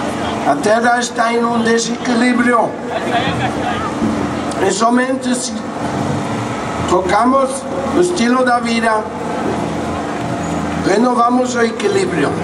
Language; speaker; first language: Portuguese; non-native, fluent; Spanish